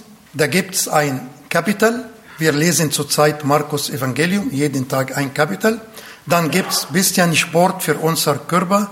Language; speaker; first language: German; non-native, fluent; Arabic